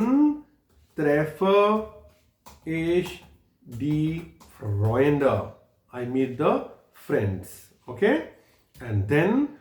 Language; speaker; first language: German; non-native, fluent; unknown